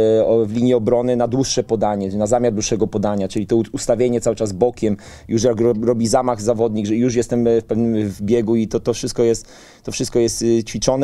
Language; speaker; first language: Polish; native; Polish